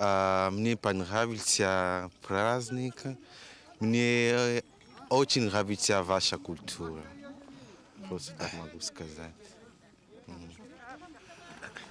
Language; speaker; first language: Russian; non-native, learner; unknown